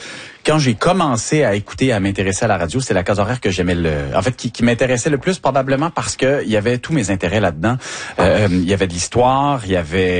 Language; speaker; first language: French; native; French